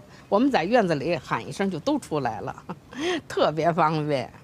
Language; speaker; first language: Chinese; native; Chinese